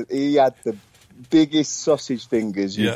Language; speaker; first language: English; native; English